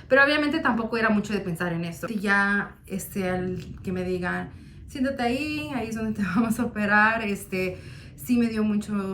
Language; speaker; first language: Spanish; early bilingual, heritage; Spanish